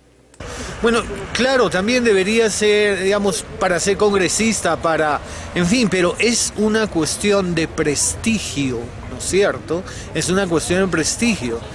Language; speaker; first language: Spanish; native; Spanish